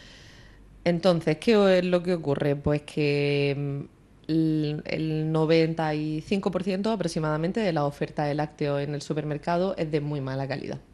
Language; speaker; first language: Spanish; native; Spanish